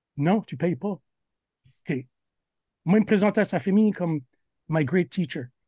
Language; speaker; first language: French; native; French